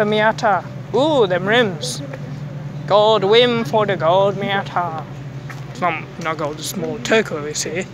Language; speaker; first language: English; native; English